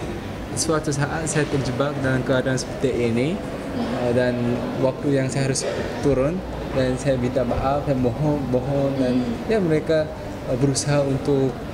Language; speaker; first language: Indonesian; non-native, fluent; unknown